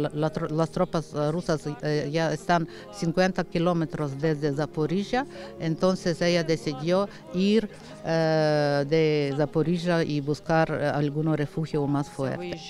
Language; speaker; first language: Spanish; non-native, learner; Ukrainian